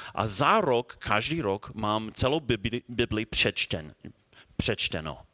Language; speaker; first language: Czech; non-native, learner; English